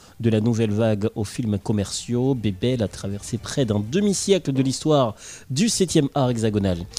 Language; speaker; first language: French; non-native, local second language; Haitian Creole